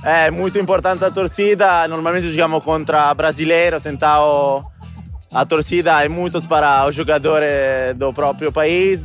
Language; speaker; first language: Portuguese; non-native, fluent; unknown